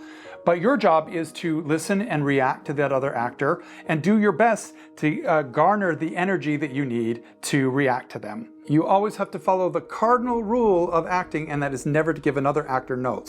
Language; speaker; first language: English; native; English